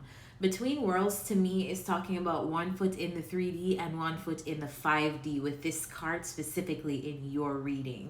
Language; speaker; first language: English; native; English